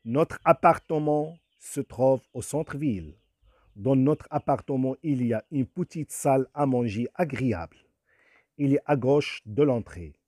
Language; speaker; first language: French; non-native, local second language; Arabic